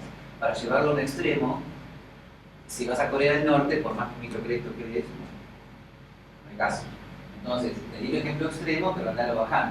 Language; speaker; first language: Spanish; native; Spanish